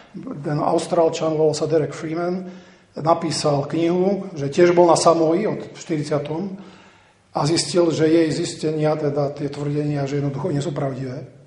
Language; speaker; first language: Slovak; native; Slovak